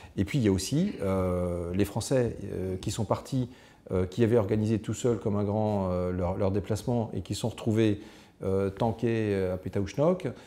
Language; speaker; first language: French; native; French